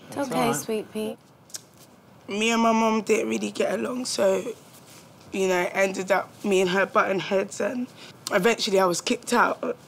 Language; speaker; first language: English; native; English